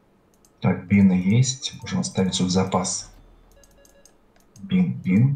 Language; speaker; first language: Russian; native; Russian